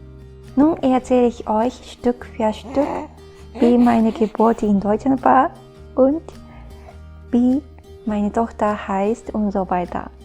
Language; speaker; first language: German; non-native, fluent; Japanese